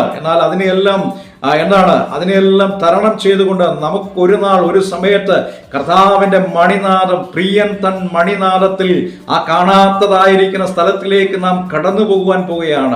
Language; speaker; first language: Malayalam; native; Malayalam